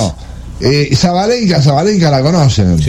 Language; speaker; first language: Spanish; native; Spanish